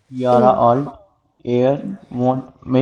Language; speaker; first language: German; non-native, learner; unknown